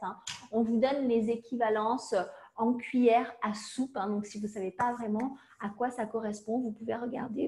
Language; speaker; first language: French; native; French